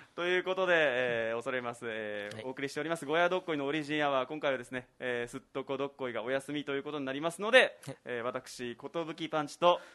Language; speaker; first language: Japanese; native; Japanese